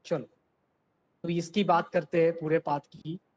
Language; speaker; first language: Hindi; non-native, local second language; Gujarati